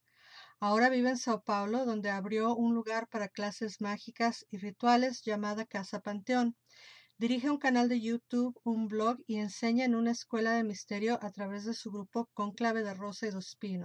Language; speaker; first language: Spanish; native; Spanish